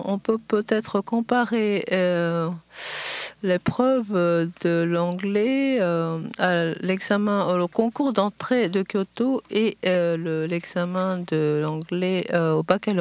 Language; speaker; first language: French; non-native, fluent; Japanese